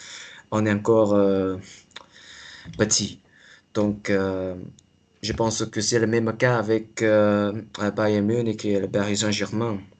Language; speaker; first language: French; non-native, fluent; Chinese